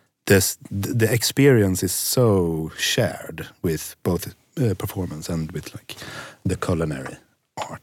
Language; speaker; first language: English; non-native, fluent; Swedish